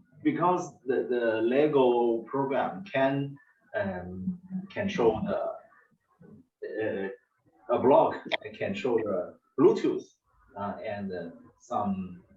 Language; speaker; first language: English; non-native, learner; Chinese